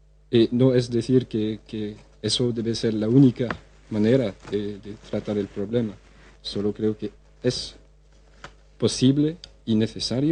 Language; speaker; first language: Spanish; non-native, fluent; French